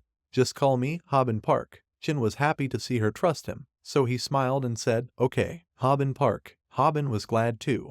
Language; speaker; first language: English; non-native, local second language; Hindi